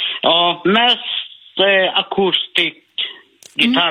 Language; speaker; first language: Swedish; non-native, learner; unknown